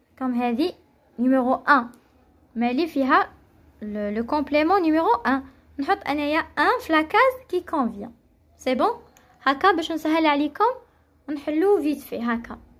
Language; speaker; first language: French; non-native, local second language; Arabic